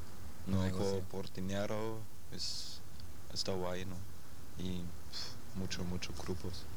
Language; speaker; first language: Spanish; non-native, learner; German